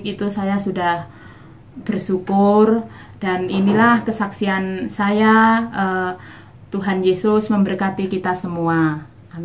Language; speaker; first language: Indonesian; non-native, local second language; Javanese